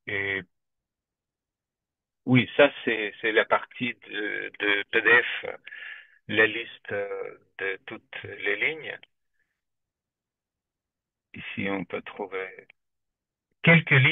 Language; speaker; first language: French; non-native, fluent; Russian